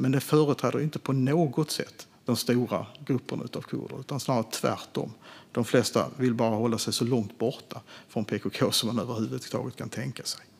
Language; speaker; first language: Swedish; native; Swedish